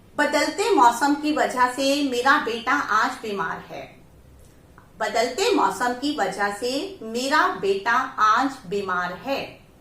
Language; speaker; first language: Hindi; native; Hindi